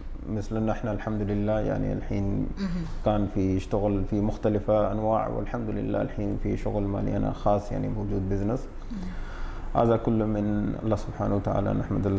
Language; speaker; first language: Arabic; non-native, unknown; Urdu